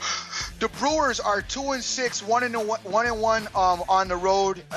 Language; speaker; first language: English; native; English